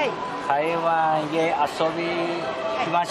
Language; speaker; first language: Japanese; non-native, learner; Chinese